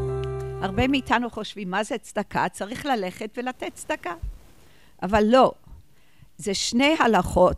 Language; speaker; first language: Hebrew; non-native, fluent; English